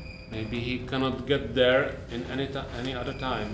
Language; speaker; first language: English; non-native, fluent; Czech